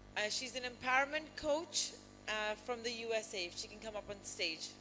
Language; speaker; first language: English; native; English